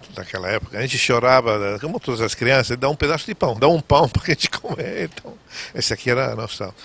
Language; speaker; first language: Portuguese; non-native, fluent; Italian